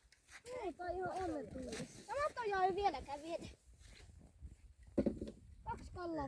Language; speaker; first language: Finnish; native; Finnish